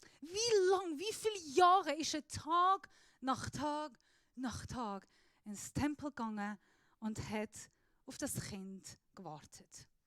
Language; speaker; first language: German; non-native, fluent; Persian